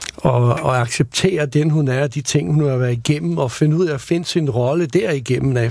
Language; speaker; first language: Danish; early bilingual, other home language; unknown